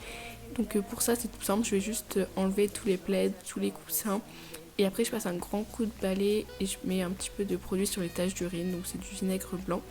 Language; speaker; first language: French; native; French